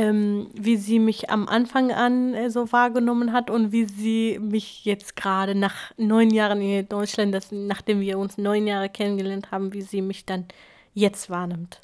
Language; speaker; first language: German; non-native, fluent; Kurdish